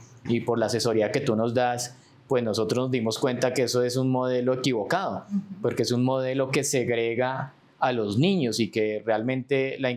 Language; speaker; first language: Spanish; native; Spanish